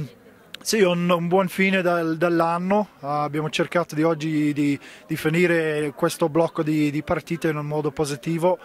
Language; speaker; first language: Italian; non-native, fluent; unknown